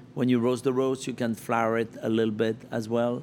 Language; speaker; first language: English; non-native, fluent; French